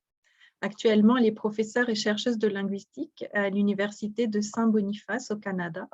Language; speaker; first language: French; native; French